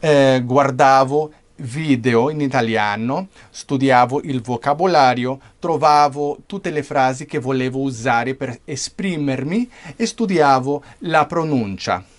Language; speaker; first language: Italian; non-native, fluent; English